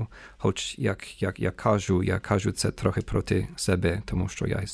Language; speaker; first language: Ukrainian; non-native, fluent; English